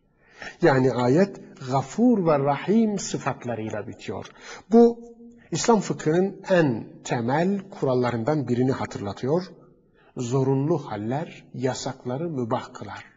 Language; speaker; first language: Turkish; native; Turkish